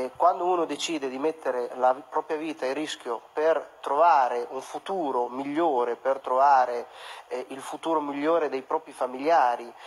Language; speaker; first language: Italian; non-native, fluent; Urdu